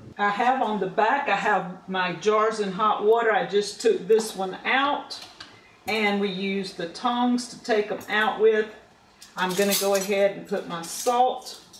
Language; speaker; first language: English; native; English